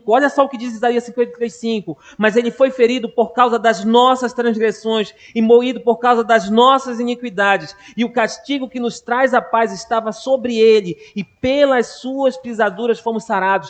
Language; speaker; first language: Portuguese; native; Portuguese